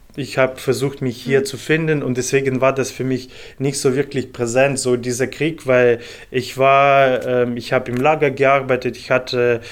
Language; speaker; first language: German; non-native, fluent; Ukrainian